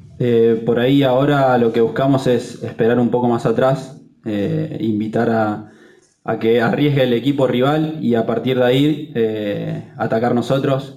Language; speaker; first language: Spanish; native; Spanish